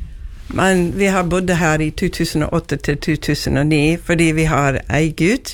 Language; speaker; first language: Norwegian; non-native, learner; English